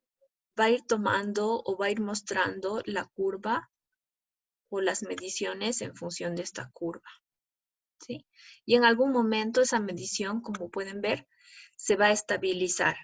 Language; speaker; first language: Spanish; native; Spanish